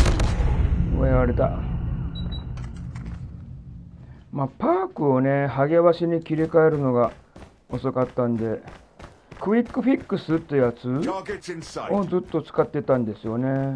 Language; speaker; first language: Japanese; native; Japanese